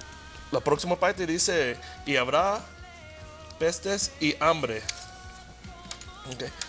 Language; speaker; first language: Spanish; early bilingual, heritage; Spanish